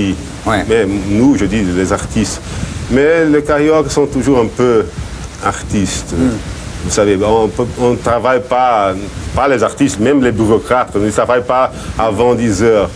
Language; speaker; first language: French; non-native, fluent; Portuguese